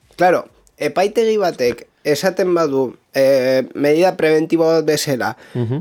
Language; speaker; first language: Basque; non-native, local second language; Spanish